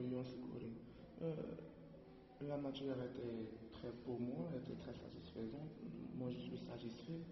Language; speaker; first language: French; non-native, learner; Arabic